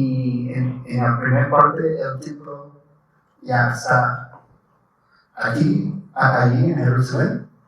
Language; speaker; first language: Spanish; non-native, learner; English